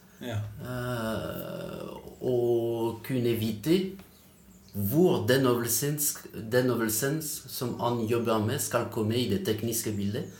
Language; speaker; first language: Norwegian; non-native, fluent; French